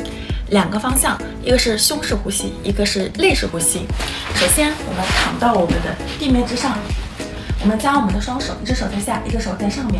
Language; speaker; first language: Chinese; native; Chinese